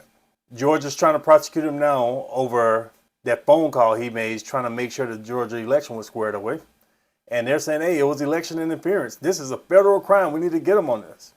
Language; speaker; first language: English; native; English